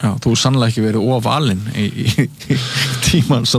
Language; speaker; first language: Icelandic; native; Icelandic